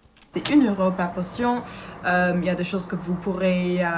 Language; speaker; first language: French; non-native, learner; Dutch